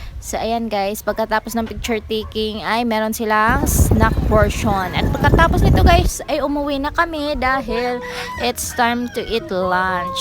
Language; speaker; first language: Filipino; native; Filipino